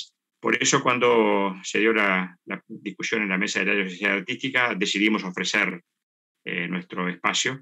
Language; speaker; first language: Spanish; native; Spanish